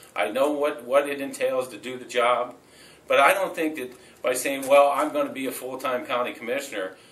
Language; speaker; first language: English; native; English